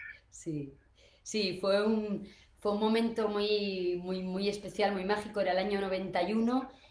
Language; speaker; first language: Spanish; native; Spanish